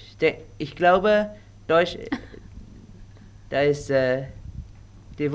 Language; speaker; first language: German; non-native, learner; Indonesian